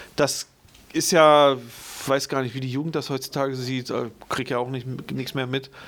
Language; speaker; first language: German; native; German